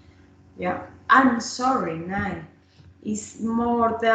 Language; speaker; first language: English; non-native, learner; Spanish